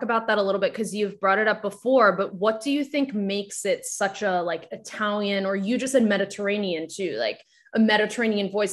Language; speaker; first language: English; non-native, fluent; Japanese